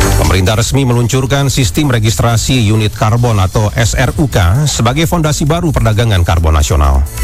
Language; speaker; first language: Indonesian; native; Indonesian